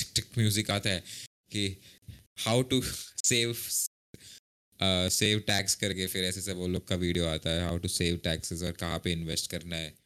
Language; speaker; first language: Hindi; non-native, local second language; Marathi